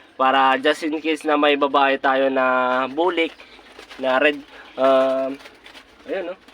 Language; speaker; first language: Filipino; native; Filipino